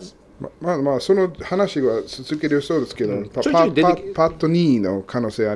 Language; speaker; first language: Japanese; non-native, learner; English